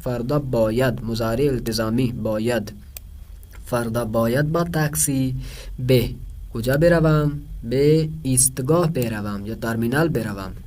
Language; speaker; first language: Persian; non-native, fluent; Urdu